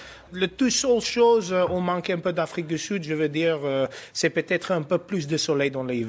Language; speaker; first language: French; non-native, fluent; Afrikaans